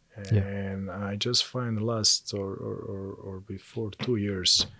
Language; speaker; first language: English; non-native, fluent; Serbian